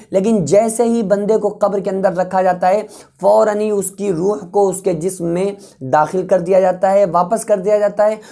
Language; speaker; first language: Urdu; native; Urdu